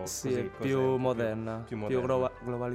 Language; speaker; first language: Italian; non-native, learner; Chinese